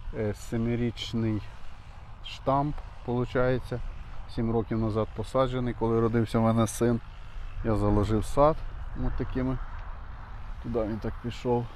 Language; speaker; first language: Ukrainian; native; Ukrainian